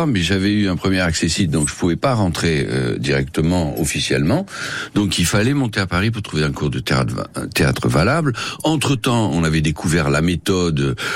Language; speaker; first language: French; non-native, local second language; Spanish